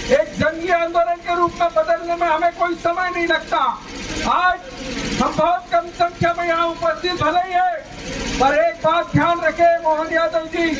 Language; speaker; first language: Hindi; native; Hindi